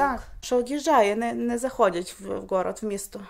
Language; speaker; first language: Polish; non-native, learner; Ukrainian